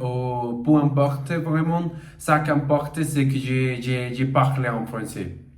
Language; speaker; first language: French; non-native, learner; Portuguese